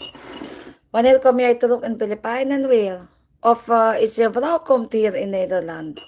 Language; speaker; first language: Dutch; non-native, learner; Filipino